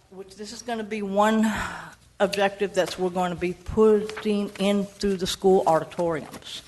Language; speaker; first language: English; native; English